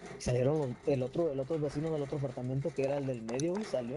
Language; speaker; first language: Spanish; early bilingual, heritage; Spanish